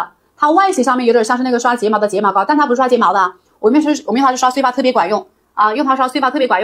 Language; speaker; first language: Chinese; native; Chinese